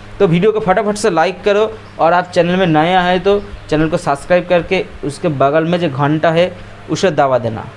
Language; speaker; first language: Hindi; non-native, local second language; Bangla